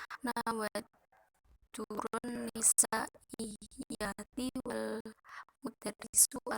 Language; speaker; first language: Arabic; non-native, learner; Indonesian